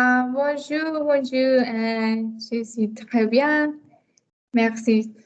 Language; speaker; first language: French; non-native, learner; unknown